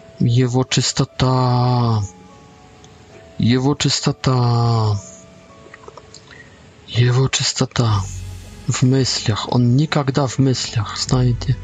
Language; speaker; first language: Polish; non-native, learner; Russian